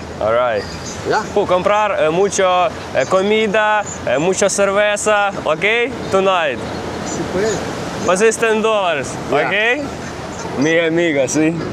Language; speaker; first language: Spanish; non-native, learner; Ukrainian